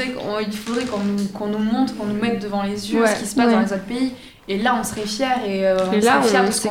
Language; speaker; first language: French; native; French